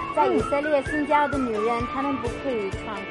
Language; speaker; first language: Chinese; non-native, learner; Hebrew